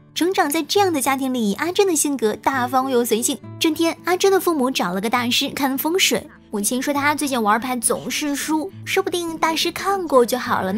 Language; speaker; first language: Chinese; native; Chinese